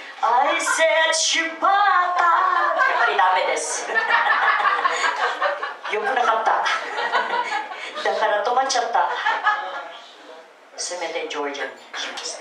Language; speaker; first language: Japanese; non-native, fluent; Filipino